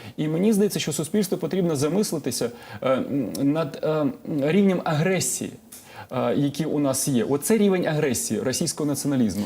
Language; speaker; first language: Ukrainian; non-native, local second language; Russian